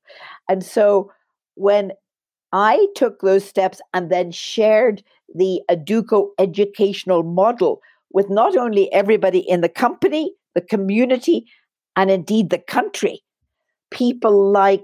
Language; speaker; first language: English; native; English